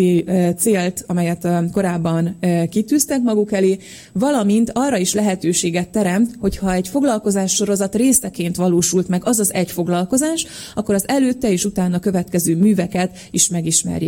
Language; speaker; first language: Hungarian; native; Hungarian